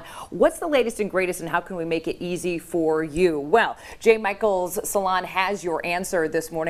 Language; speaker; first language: English; native; English